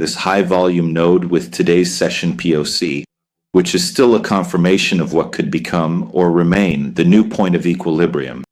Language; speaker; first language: English; non-native, fluent; Italian